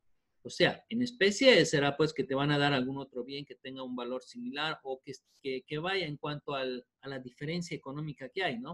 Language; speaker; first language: Spanish; native; Spanish